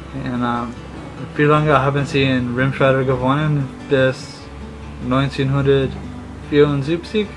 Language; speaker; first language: German; non-native, learner; English